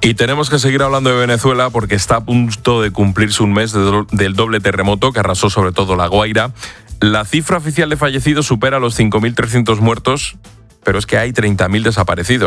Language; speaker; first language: Spanish; native; Spanish